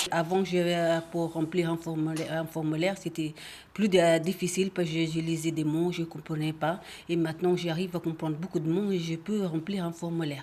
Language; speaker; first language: French; non-native, learner; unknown